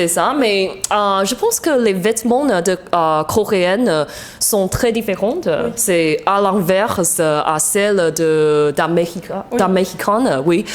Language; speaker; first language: French; non-native, learner; Chinese